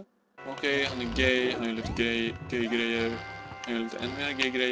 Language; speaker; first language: Swedish; native; Swedish